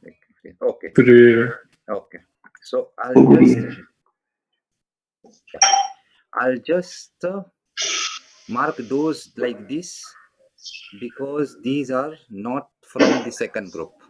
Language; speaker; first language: English; non-native, local second language; French